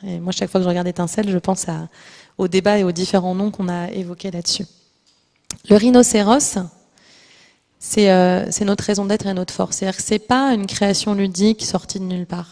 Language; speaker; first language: French; native; French